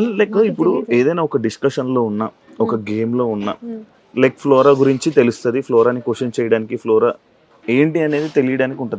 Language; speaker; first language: Telugu; native; Telugu